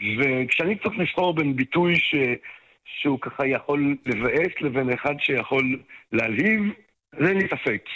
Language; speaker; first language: Hebrew; non-native, fluent; French